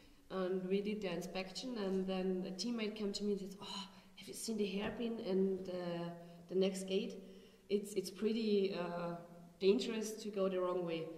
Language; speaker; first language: English; non-native, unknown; German